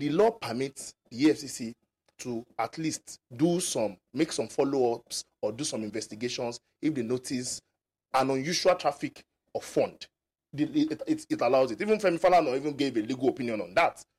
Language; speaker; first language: English; non-native, local second language; Yoruba